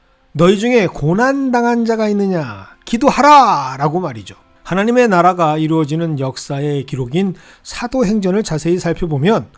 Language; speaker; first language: Korean; native; Korean